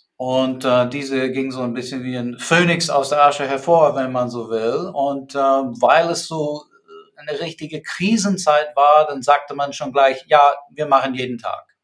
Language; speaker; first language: German; non-native, fluent; English